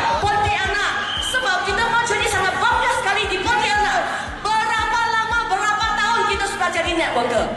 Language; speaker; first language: Malay; non-native, local second language; Chinese